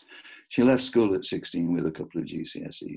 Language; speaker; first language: English; native; English